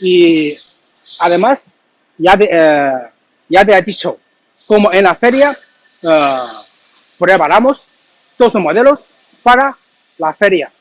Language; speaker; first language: Spanish; non-native, learner; Chinese